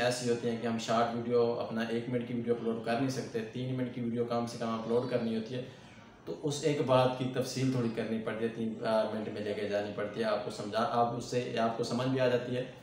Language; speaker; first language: Urdu; non-native, local second language; Punjabi